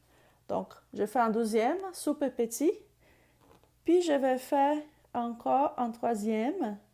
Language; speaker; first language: French; non-native, fluent; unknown